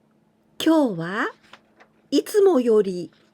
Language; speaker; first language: Japanese; non-native, fluent; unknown